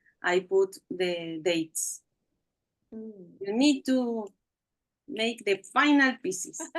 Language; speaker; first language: English; non-native, learner; Spanish